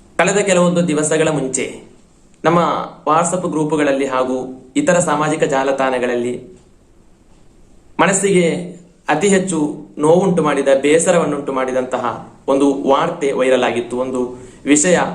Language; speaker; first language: Kannada; non-native, local second language; Malayalam